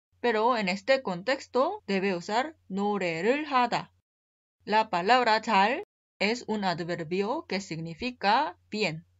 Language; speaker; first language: Spanish; non-native, fluent; Korean